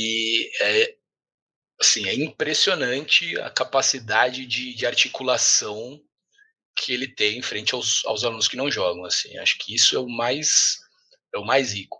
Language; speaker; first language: Portuguese; native; Portuguese